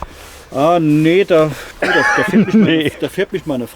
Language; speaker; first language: German; native; German